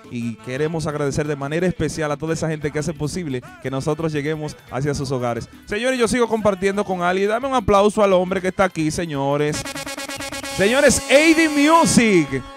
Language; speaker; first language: Spanish; native; Spanish